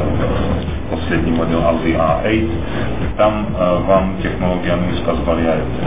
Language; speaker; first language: Russian; non-native, fluent; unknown